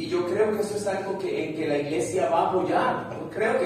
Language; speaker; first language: Spanish; native; Spanish